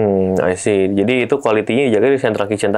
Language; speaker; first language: Indonesian; native; Indonesian